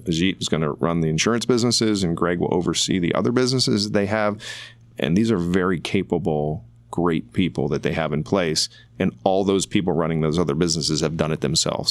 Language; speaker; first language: English; native; English